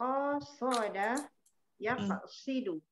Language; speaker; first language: Arabic; non-native, fluent; Malay